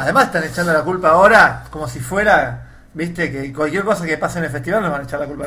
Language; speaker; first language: Spanish; native; Spanish